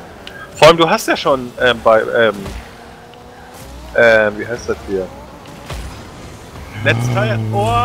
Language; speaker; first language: German; native; German